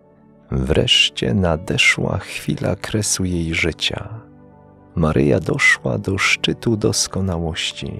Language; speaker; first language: Polish; native; Polish